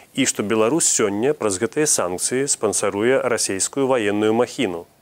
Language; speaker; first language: Belarusian; native; Belarusian